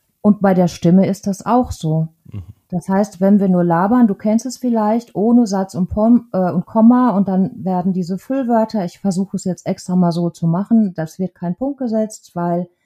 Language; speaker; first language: German; native; German